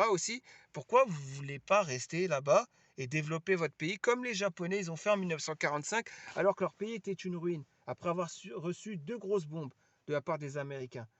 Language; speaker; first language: French; native; French